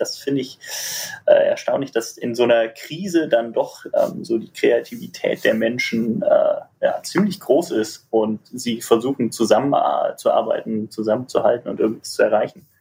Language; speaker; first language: German; native; German